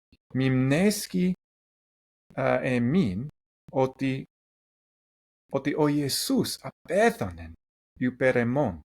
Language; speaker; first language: Greek; non-native, fluent; English